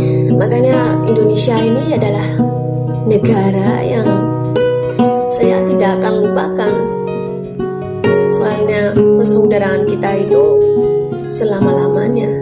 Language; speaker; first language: Indonesian; non-native, fluent; Malagasy